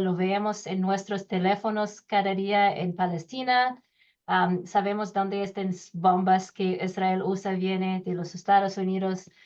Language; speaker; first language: Spanish; non-native, learner; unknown